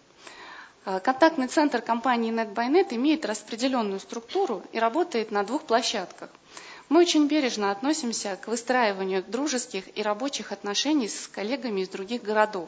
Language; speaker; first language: Russian; native; Russian